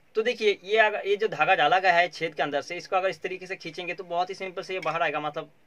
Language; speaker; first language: Hindi; non-native, local second language; Bangla